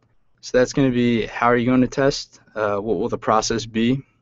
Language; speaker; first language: English; native; English